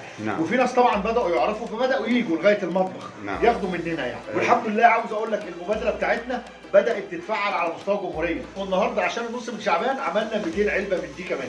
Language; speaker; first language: Arabic; native; Arabic